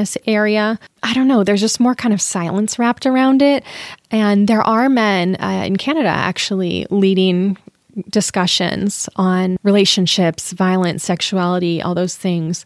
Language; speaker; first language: English; native; English